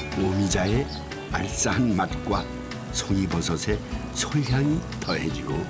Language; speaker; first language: Korean; native; Korean